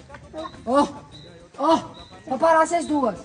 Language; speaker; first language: Portuguese; native; Portuguese